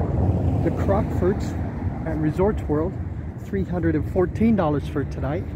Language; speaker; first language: English; native; English